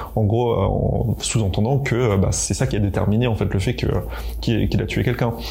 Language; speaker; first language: French; native; French